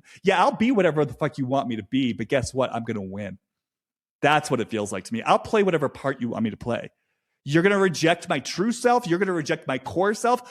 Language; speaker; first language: English; native; English